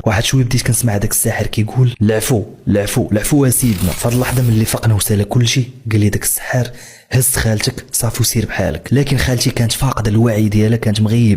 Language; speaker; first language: Arabic; native; Arabic